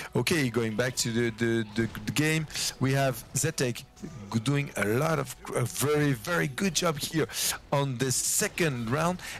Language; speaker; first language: English; non-native, fluent; French